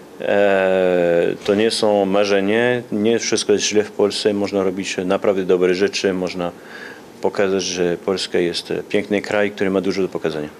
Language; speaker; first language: Polish; early bilingual, heritage; Polish